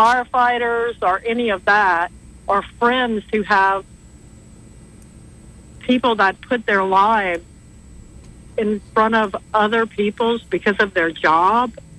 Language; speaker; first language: English; native; English